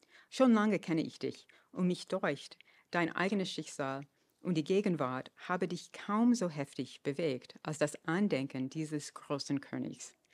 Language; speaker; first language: German; non-native, fluent; English